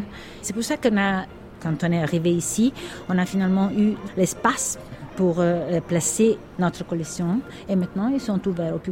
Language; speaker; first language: French; non-native, fluent; Italian